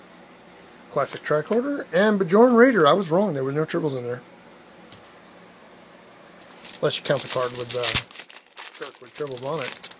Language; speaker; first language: English; native; English